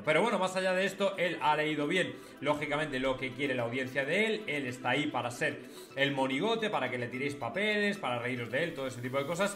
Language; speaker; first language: Spanish; native; Spanish